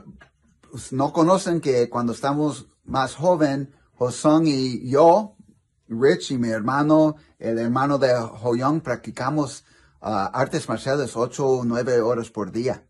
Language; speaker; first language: Spanish; non-native, learner; English